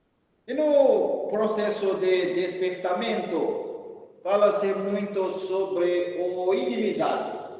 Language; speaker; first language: Portuguese; non-native, fluent; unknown